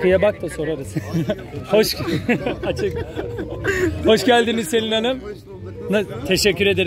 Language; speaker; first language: Turkish; native; Turkish